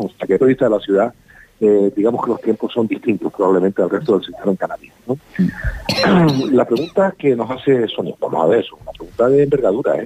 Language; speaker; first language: Spanish; native; Spanish